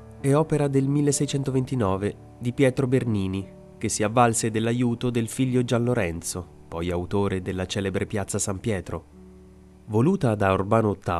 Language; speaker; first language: Italian; native; Italian